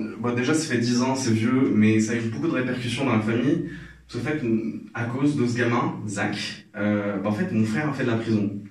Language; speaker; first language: French; non-native, local second language; Arabic